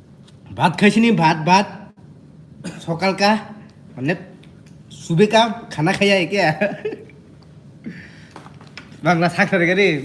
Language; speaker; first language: Hindi; non-native, local second language; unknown